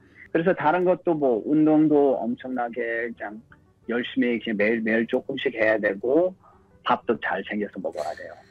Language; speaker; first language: Korean; early bilingual, heritage; English